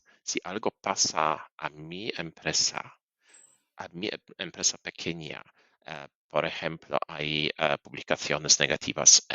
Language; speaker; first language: Spanish; non-native, fluent; Polish